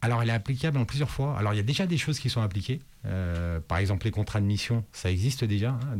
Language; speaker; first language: French; native; French